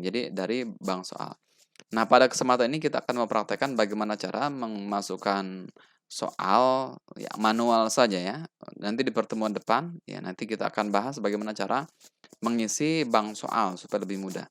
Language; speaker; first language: Indonesian; native; Indonesian